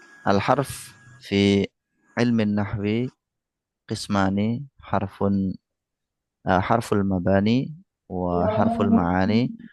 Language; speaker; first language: Arabic; non-native, fluent; Indonesian